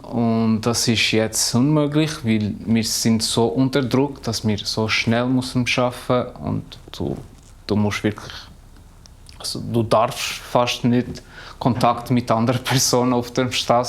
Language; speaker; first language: German; non-native, learner; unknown